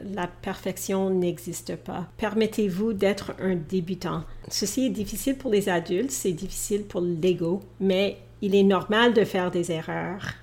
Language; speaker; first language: French; non-native, local second language; English